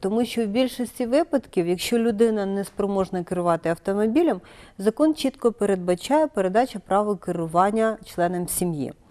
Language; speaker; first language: Ukrainian; native; Ukrainian